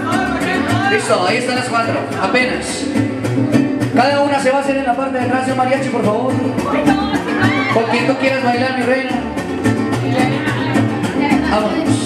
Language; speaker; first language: Spanish; native; Spanish